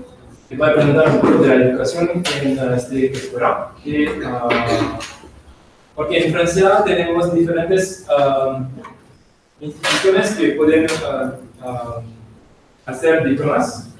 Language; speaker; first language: Spanish; non-native, learner; French